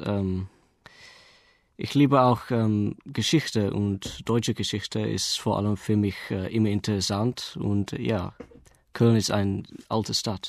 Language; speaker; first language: German; non-native, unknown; Afrikaans